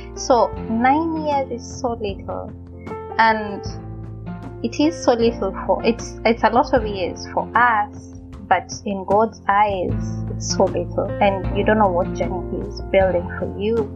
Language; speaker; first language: English; non-native, local second language; Gusii